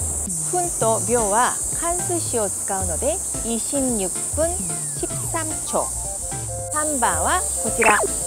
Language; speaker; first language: Japanese; non-native, fluent; Korean